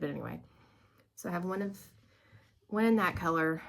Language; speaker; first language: English; native; English